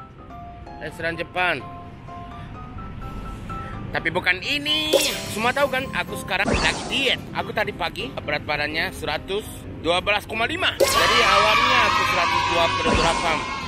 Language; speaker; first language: Indonesian; non-native, learner; Japanese